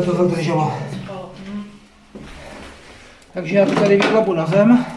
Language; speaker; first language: Czech; native; Czech